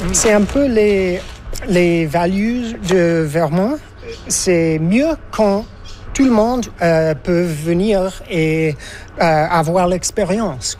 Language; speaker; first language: French; non-native, fluent; English